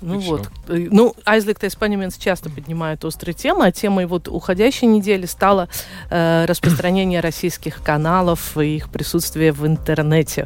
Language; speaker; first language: Russian; native; Russian